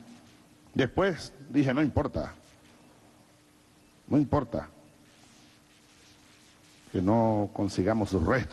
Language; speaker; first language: Spanish; native; Spanish